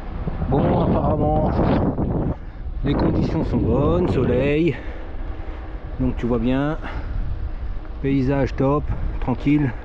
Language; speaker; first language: French; native; French